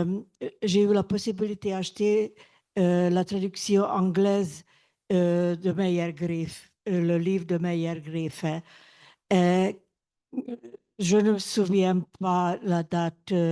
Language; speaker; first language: French; non-native, fluent; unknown